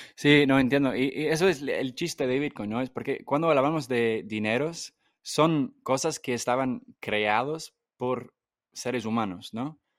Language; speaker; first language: Spanish; non-native, fluent; English